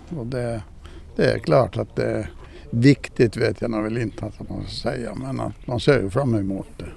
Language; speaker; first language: Swedish; native; Swedish